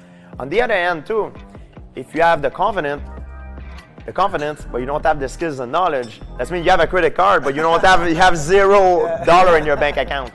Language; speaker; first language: English; non-native, local second language; French